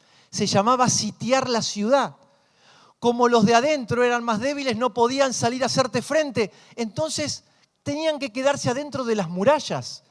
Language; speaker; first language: Spanish; native; Spanish